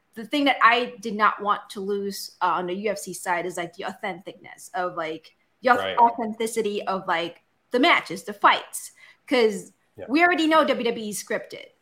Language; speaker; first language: English; non-native, local second language; Filipino